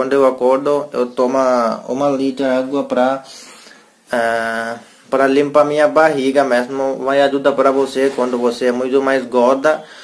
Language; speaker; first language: Portuguese; non-native, learner; Hindi